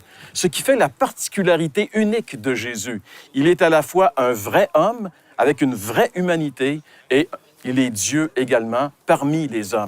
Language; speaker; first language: French; native; French